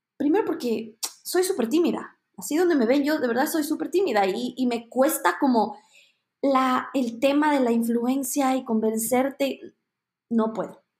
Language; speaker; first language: Spanish; native; Spanish